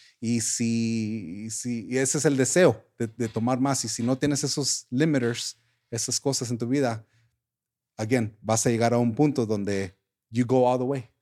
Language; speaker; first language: Spanish; early bilingual, heritage; Spanish